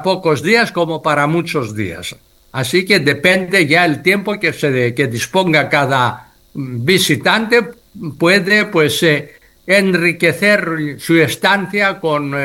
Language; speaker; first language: Spanish; non-native, fluent; Greek